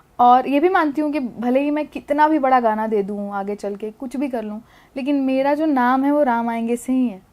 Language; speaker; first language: Hindi; native; Hindi